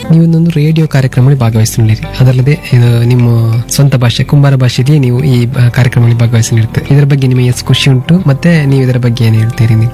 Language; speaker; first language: Kannada; non-native, local second language; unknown